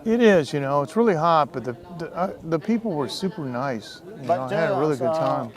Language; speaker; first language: English; native; English